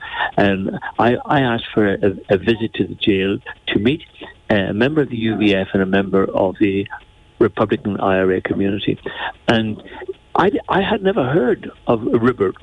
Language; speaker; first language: English; native; English